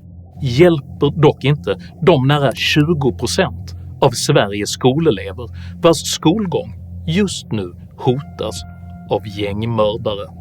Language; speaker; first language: Swedish; native; Swedish